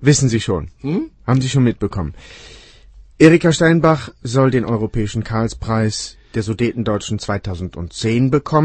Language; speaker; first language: German; native; German